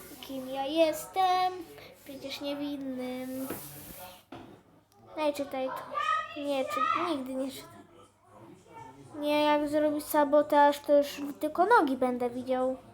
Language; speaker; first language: Polish; native; Polish